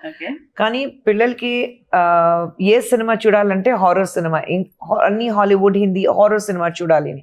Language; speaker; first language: Telugu; non-native, learner; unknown